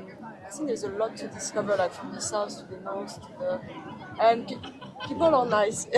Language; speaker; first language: English; non-native, fluent; French